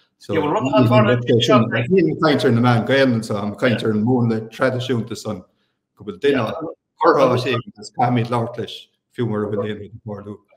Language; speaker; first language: Irish; native; Irish